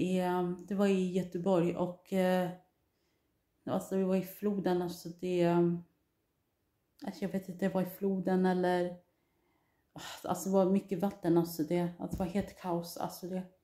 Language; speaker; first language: Swedish; non-native, learner; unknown